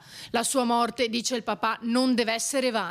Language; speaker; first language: Italian; native; Italian